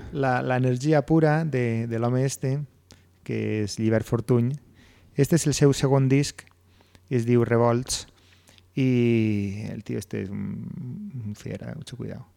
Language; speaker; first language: Catalan; native; Catalan